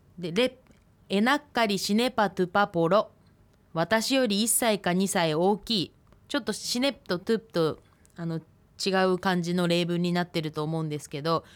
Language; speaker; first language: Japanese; native; Japanese